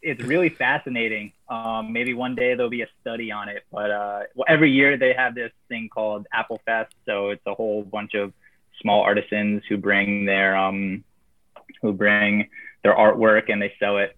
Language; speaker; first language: English; native; English